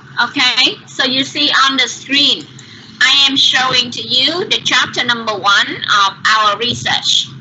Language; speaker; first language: English; non-native, learner; Vietnamese